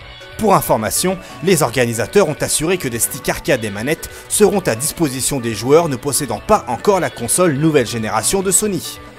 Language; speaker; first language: French; native; French